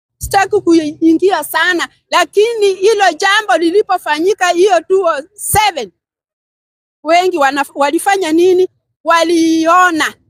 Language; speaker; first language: Swahili; non-native, local second language; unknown